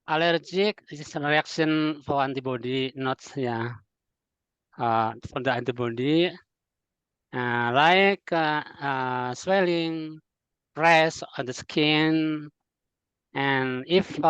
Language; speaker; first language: English; non-native, learner; Indonesian